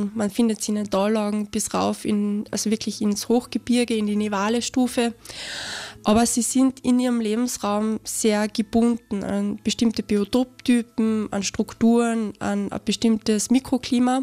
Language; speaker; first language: German; native; German